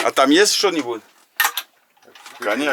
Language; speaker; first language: Russian; non-native, learner; English